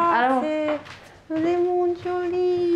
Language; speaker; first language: French; non-native, learner; Japanese